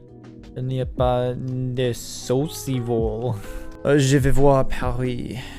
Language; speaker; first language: French; non-native, learner; English